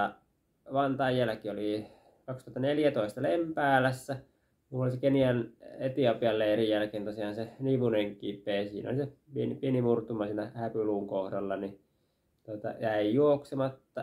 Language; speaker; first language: Finnish; native; Finnish